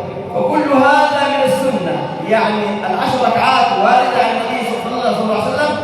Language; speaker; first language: Arabic; native; Arabic